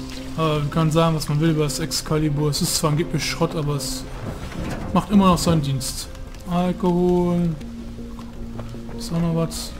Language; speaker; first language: German; native; German